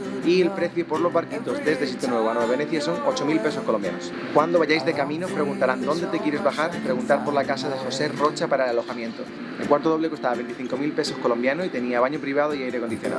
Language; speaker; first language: Spanish; native; Spanish